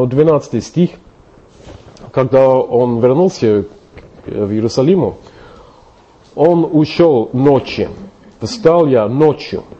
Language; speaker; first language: Russian; non-native, fluent; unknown